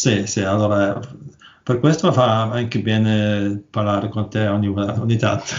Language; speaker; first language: Italian; non-native, learner; Norwegian